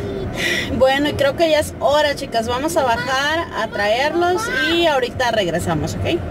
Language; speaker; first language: Spanish; native; Spanish